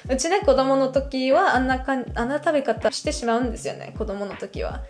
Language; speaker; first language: Japanese; non-native, fluent; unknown